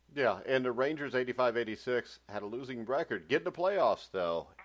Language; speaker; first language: English; native; English